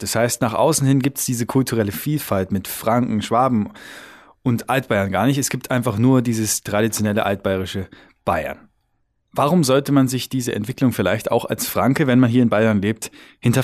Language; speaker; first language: German; native; German